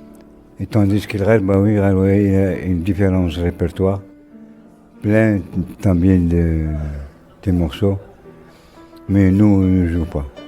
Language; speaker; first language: French; non-native, local second language; Arabic